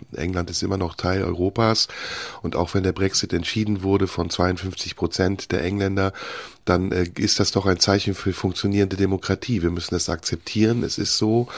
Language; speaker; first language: English; non-native, fluent; Turkish